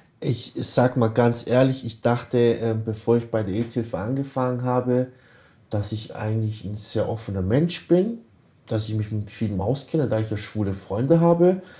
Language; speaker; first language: German; early bilingual, other home language; Kurdish